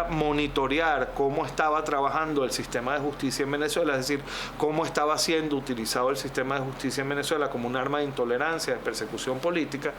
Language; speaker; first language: Spanish; native; Spanish